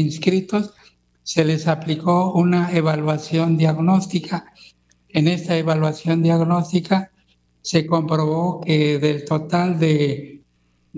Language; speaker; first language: Spanish; non-native, local second language; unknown